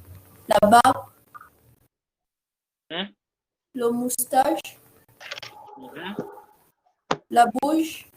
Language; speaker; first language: French; non-native, learner; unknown